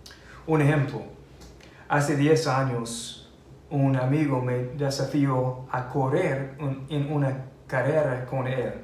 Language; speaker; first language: Spanish; non-native, fluent; English